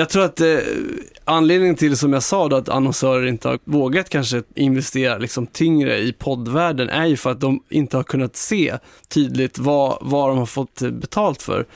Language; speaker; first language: Swedish; native; Swedish